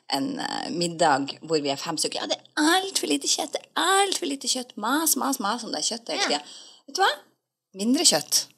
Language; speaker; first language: Norwegian; native; Norwegian